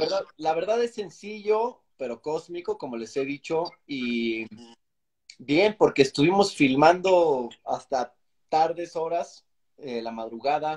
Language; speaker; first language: Spanish; native; Spanish